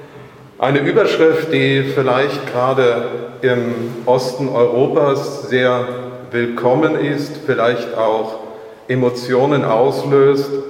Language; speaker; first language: German; native; German